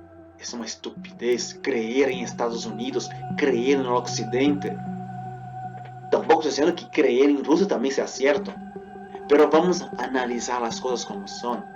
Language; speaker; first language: Portuguese; non-native, fluent; Spanish